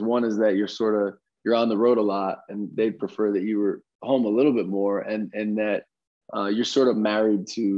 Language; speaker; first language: English; native; English